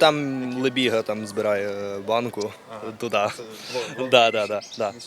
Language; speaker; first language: Ukrainian; native; Ukrainian